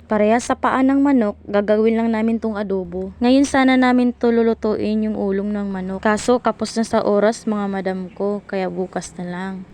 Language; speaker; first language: Filipino; non-native, local second language; Cebuano